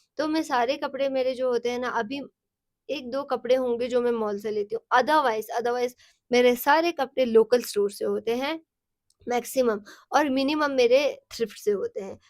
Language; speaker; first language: Hindi; non-native, local second language; Sicilian